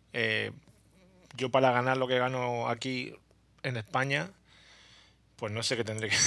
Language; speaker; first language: Spanish; native; Spanish